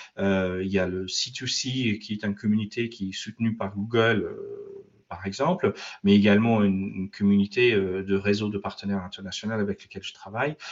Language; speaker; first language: French; non-native, fluent; English